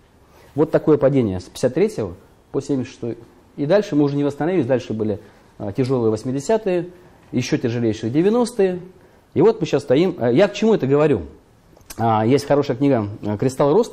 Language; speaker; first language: Russian; native; Russian